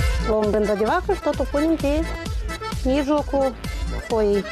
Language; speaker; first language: Romanian; non-native, local second language; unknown